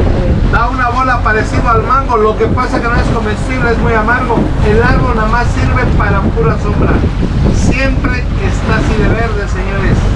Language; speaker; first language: Spanish; native; Spanish